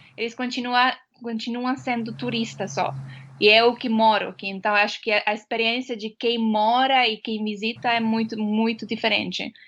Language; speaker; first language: Portuguese; non-native, fluent; Estonian